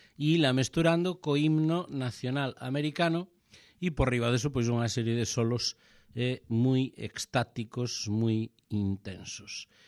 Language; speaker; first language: Galician; native; Galician